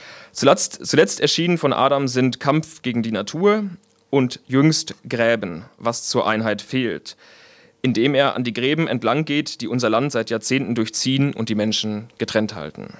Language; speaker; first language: German; native; German